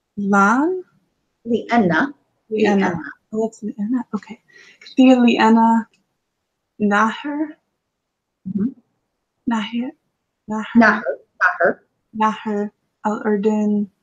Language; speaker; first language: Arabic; non-native, learner; English